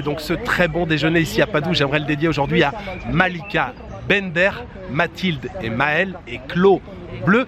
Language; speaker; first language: French; native; French